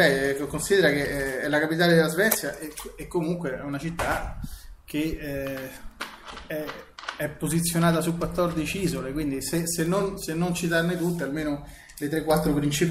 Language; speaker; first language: Italian; native; Italian